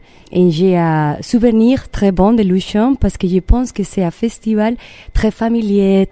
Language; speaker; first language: French; non-native, learner; Spanish